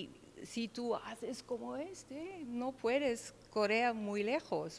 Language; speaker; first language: Spanish; non-native, learner; German